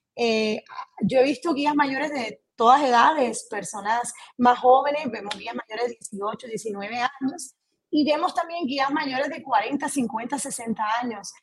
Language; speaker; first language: Spanish; early bilingual, heritage; Spanish